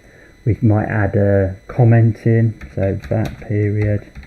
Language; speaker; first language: English; native; English